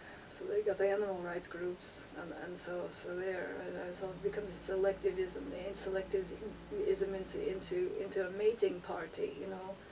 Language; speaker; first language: English; native; English